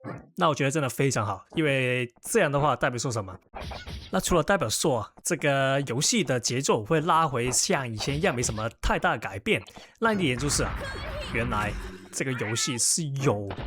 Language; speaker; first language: Chinese; non-native, local second language; Cantonese